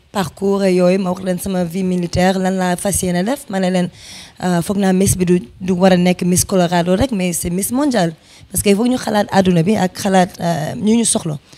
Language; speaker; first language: Wolof; early bilingual, heritage; Fula